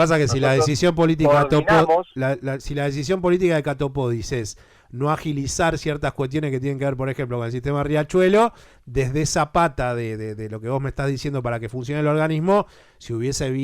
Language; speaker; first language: Spanish; native; Spanish